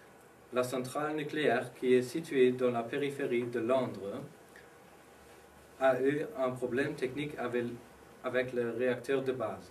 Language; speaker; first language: French; non-native, learner; English